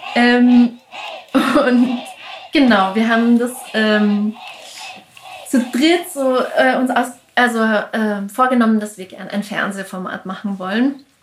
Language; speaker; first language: German; native; German